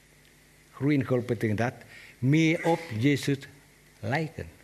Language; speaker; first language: Dutch; non-native, learner; Vietnamese